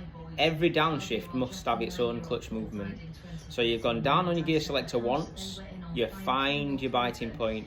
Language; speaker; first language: English; native; English